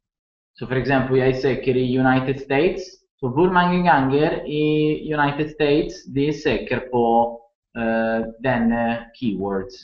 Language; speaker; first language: Norwegian; non-native, learner; Italian